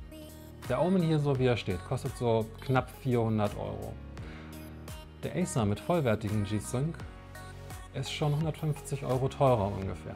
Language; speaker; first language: German; native; German